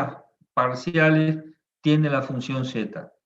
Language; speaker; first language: Spanish; native; Spanish